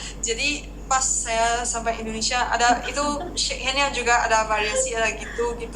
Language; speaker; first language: Indonesian; non-native, fluent; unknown